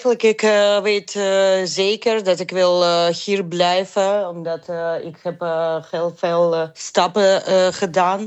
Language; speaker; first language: Dutch; non-native, learner; Ukrainian